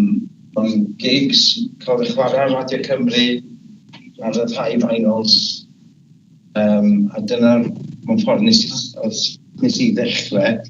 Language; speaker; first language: Welsh; native; Welsh